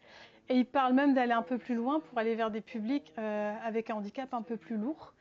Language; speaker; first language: French; native; French